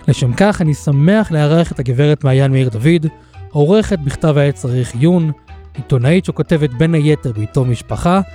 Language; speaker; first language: Hebrew; native; Hebrew